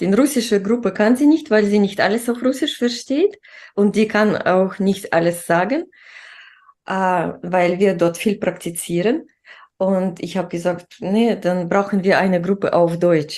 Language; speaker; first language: German; non-native, fluent; Russian